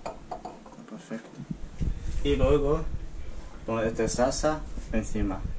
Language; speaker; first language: Spanish; non-native, learner; Chinese